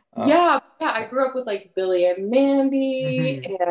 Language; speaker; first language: English; early bilingual, other home language; French